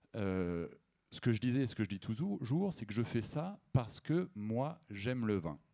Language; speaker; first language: French; native; French